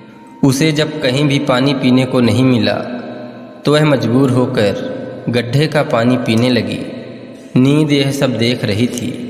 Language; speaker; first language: Hindi; native; Hindi